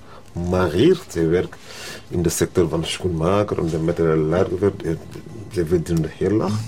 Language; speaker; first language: Dutch; non-native, learner; French